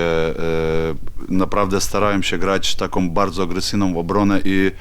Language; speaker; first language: Polish; non-native, learner; Ukrainian